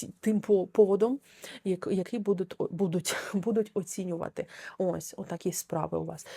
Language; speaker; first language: Ukrainian; non-native, local second language; Russian